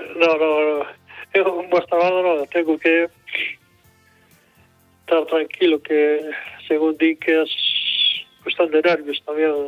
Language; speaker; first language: Spanish; non-native, local second language; Galician